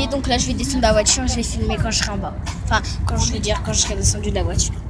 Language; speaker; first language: French; native; French